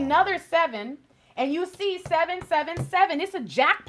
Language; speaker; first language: English; native; English